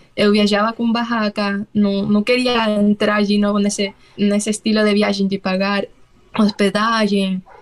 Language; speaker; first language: Portuguese; non-native, fluent; Spanish